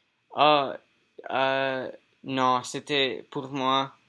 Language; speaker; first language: French; non-native, learner; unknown